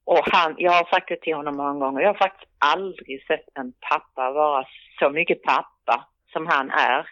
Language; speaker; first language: Swedish; native; Swedish